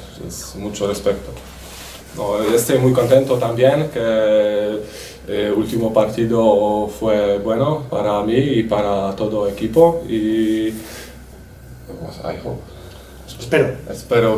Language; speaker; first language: Spanish; non-native, learner; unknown